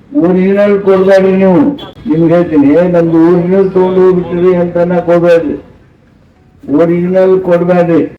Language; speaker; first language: Kannada; native; Kannada